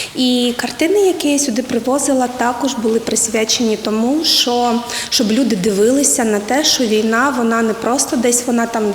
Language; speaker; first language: Ukrainian; native; Ukrainian